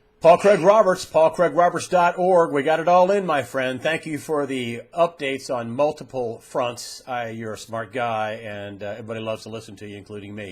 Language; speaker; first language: English; native; English